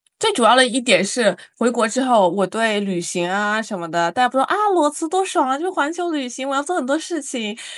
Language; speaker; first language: Chinese; native; Chinese